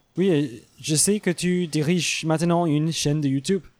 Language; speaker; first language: French; non-native, learner; English